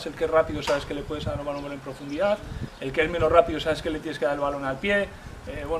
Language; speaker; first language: Spanish; native; Spanish